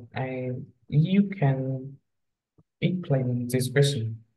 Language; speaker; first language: English; non-native, learner; Vietnamese